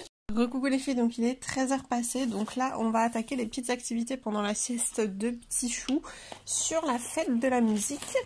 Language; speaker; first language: French; native; French